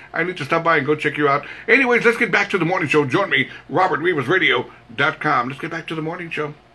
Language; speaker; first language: English; native; English